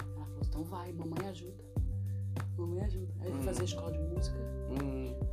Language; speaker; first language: Portuguese; native; Portuguese